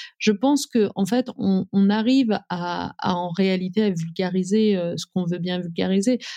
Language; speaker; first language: French; early bilingual, other home language; Riffian